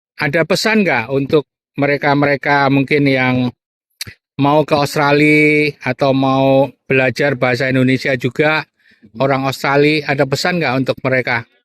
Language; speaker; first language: Indonesian; native; Indonesian